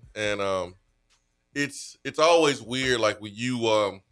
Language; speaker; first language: English; native; English